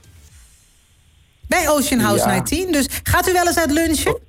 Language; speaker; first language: Dutch; native; Dutch